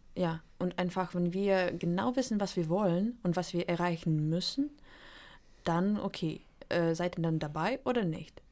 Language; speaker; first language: German; non-native, fluent; Ukrainian